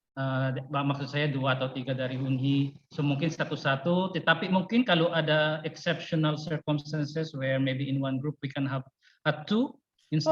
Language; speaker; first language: Indonesian; non-native, fluent; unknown